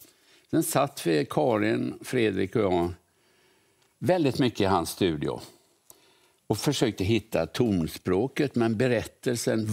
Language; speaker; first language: Swedish; native; Swedish